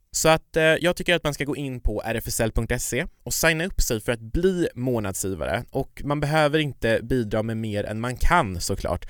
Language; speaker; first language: Swedish; native; Swedish